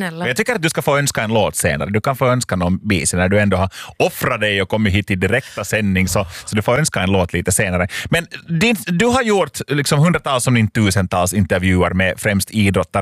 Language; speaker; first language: Swedish; native; Swedish